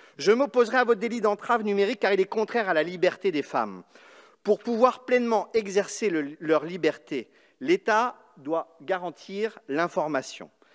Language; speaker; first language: French; native; French